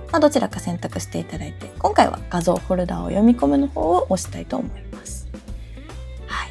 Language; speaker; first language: Japanese; native; Japanese